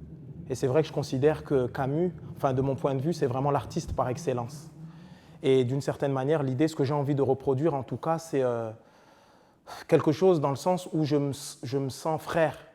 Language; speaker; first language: French; native; French